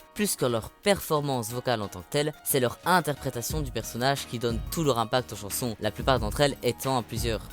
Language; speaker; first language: French; native; French